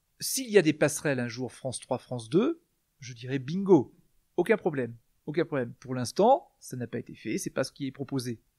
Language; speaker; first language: French; native; French